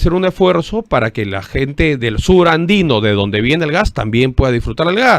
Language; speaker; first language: Spanish; native; Spanish